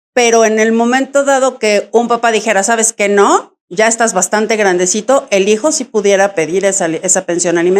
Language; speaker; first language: Spanish; native; Spanish